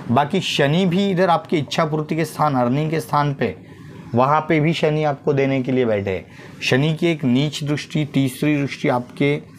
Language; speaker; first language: Hindi; non-native, local second language; Marathi